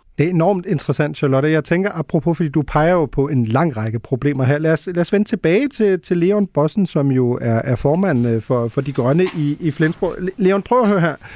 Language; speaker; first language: Danish; early bilingual, heritage; Danish